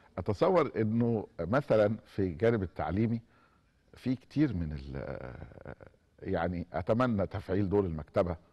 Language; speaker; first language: Arabic; native; Arabic